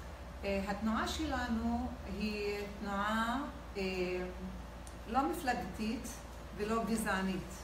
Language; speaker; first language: Hebrew; non-native, local second language; Arabic